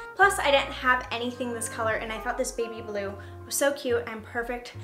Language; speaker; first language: English; native; English